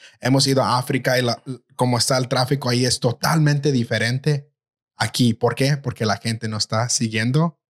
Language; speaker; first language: Spanish; early bilingual, heritage; Spanish